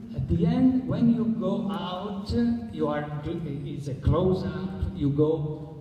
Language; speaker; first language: English; non-native, learner; Italian